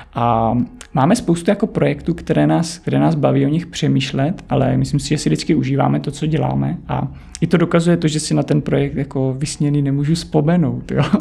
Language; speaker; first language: Czech; native; Czech